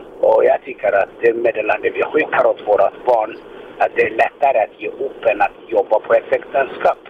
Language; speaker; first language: Swedish; non-native, fluent; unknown